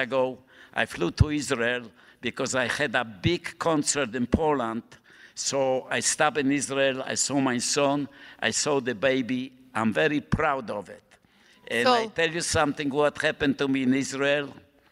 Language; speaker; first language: English; non-native, fluent; Polish